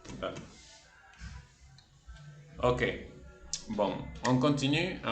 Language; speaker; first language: French; non-native, fluent; Spanish